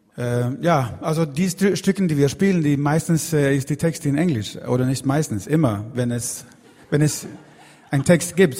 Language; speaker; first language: German; non-native, learner; Swedish